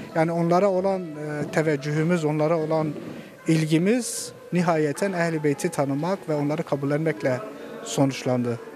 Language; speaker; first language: Turkish; non-native, local second language; Zaza